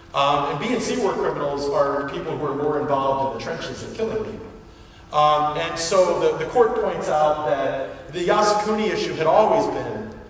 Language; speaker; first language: English; native; English